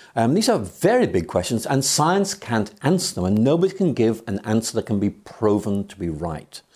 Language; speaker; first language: English; native; English